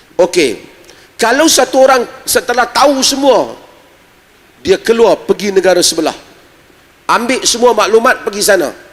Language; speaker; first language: Malay; native; Malay